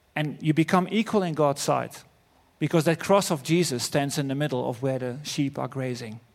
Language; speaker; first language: English; non-native, fluent; Dutch